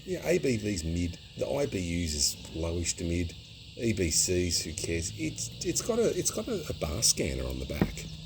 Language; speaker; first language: English; native; English